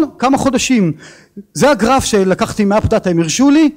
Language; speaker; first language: Hebrew; native; Hebrew